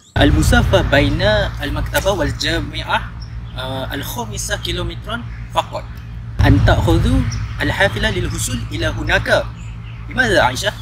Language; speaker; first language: Arabic; non-native, learner; Malay